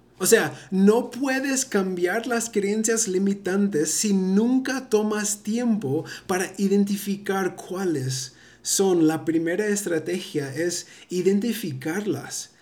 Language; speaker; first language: Spanish; early bilingual, heritage; Spanish